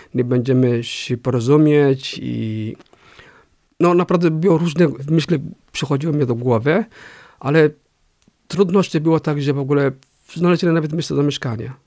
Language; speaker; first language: Polish; non-native, fluent; Somali